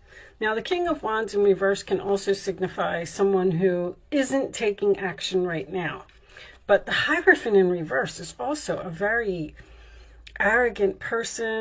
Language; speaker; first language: English; native; English